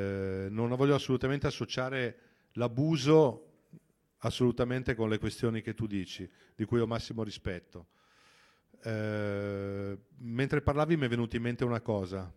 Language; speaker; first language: Italian; native; Italian